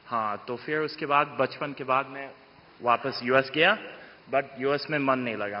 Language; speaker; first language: Hindi; non-native, fluent; English